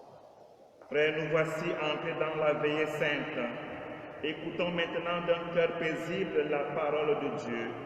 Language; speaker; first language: French; native; French